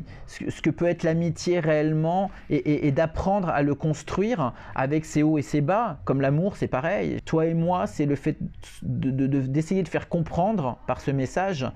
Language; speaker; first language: French; native; French